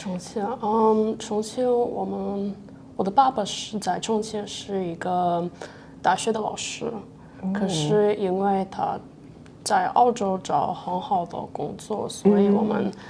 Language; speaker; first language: Chinese; early bilingual, other home language; Russian